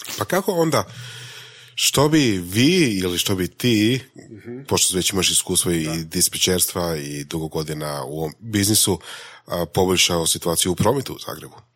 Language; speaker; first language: Croatian; native; Croatian